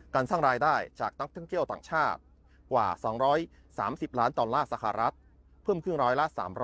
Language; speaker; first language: Thai; non-native, fluent; Chinese